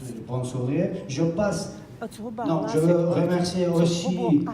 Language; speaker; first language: French; non-native, learner; Chechen